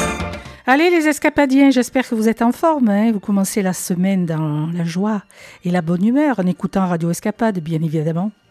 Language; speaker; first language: French; native; French